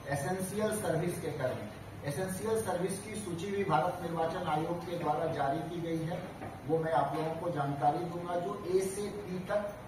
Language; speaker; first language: Hindi; native; Hindi